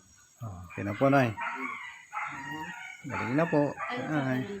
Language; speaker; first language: Filipino; native; Filipino